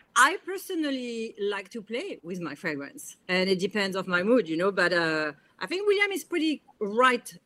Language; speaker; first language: English; non-native, fluent; French